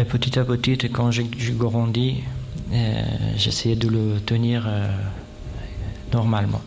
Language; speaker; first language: French; non-native, fluent; Persian